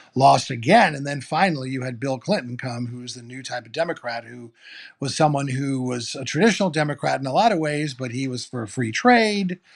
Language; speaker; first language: English; native; English